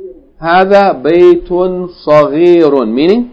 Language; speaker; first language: Arabic; non-native, fluent; English